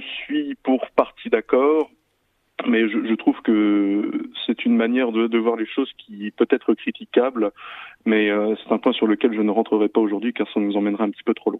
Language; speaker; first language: French; native; French